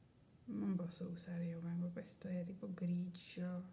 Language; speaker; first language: Italian; non-native, learner; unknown